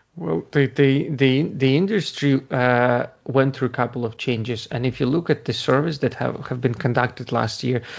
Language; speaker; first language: English; non-native, fluent; Ukrainian